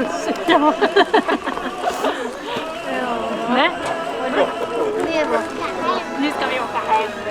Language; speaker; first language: Swedish; non-native, learner; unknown